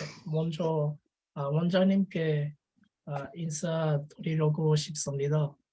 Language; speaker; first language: Korean; non-native, learner; French